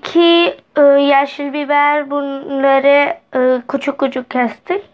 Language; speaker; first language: Turkish; non-native, learner; Urdu